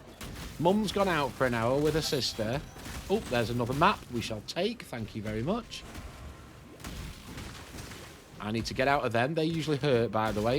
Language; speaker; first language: English; native; English